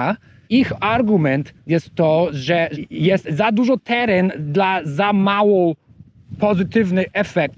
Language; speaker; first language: Polish; non-native, learner; English